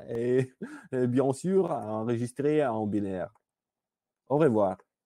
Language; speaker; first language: French; non-native, learner; Russian